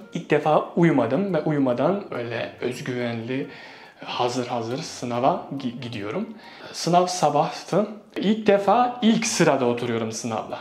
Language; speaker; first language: Turkish; non-native, fluent; Bosnian